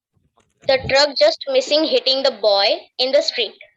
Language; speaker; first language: English; non-native, learner; Hindi